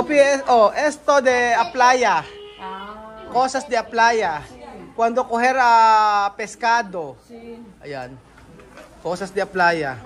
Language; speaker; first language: Spanish; non-native, learner; Filipino